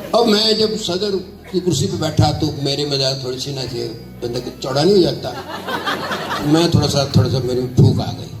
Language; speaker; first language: Urdu; non-native, local second language; Punjabi